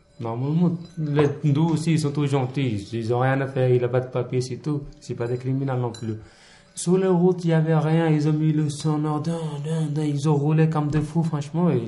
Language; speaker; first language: French; non-native, learner; Punjabi